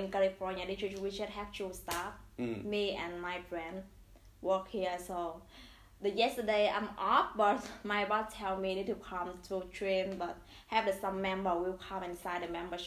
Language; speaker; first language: English; non-native, learner; Vietnamese